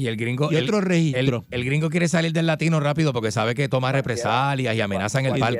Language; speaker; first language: Spanish; native; Spanish